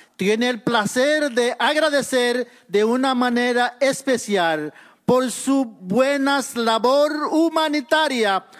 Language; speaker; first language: Spanish; early bilingual, other home language; Haitian Creole